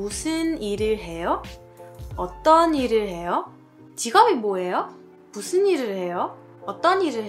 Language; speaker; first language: Korean; non-native, fluent; French